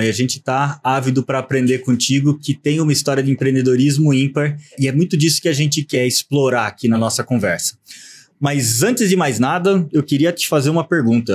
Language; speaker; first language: Portuguese; native; Portuguese